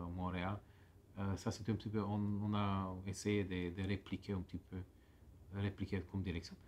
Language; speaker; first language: French; non-native, fluent; Romanian